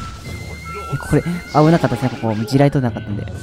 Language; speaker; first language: Japanese; native; Japanese